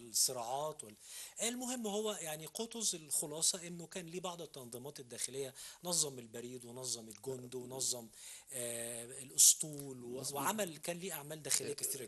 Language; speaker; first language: Arabic; native; Arabic